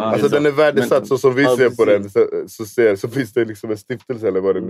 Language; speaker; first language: Swedish; native; Swedish